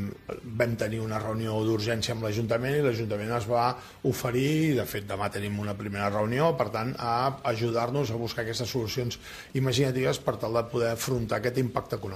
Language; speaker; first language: Catalan; native; Catalan